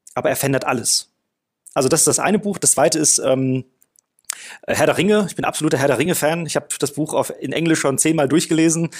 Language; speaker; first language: German; non-native, fluent; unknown